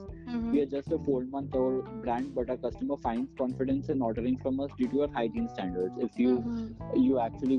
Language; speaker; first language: English; non-native, local second language; Bangla